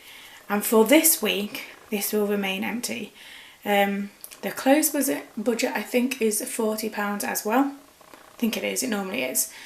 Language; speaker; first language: English; native; English